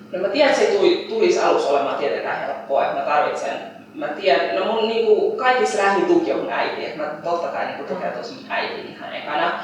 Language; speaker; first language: Finnish; early bilingual, other home language; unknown